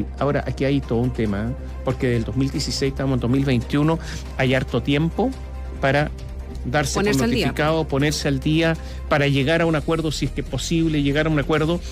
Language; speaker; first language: Spanish; native; Spanish